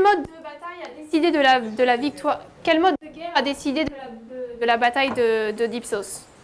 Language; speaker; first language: French; native; French